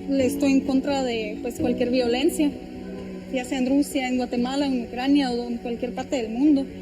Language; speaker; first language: Spanish; early bilingual, other home language; Ukrainian